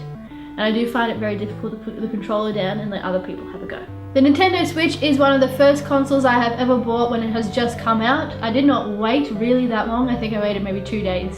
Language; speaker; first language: English; native; English